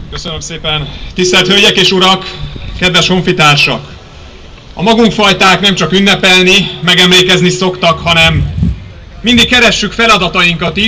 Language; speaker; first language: Hungarian; native; Hungarian